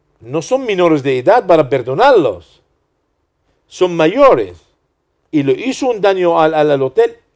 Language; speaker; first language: Spanish; non-native, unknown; Arabic